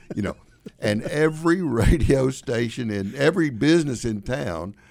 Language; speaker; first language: English; native; English